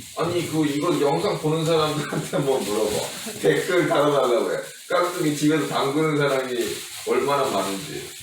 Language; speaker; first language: Korean; native; Korean